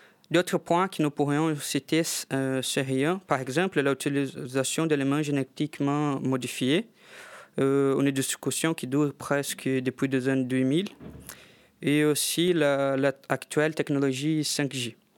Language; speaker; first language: French; non-native, fluent; Portuguese